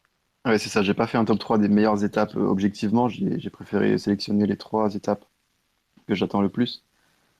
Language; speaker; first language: French; native; French